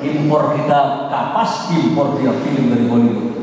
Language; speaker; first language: Indonesian; native; Indonesian